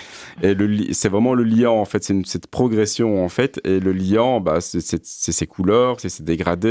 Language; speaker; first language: French; native; French